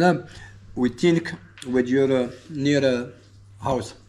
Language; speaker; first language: English; non-native, learner; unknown